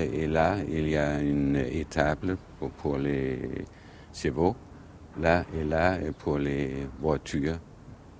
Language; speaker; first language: French; non-native, learner; Danish